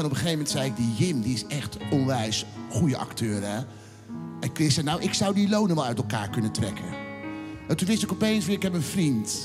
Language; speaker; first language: Dutch; native; Dutch